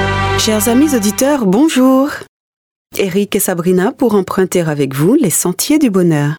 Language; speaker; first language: French; native; French